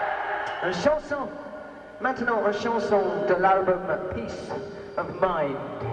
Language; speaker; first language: French; non-native, learner; English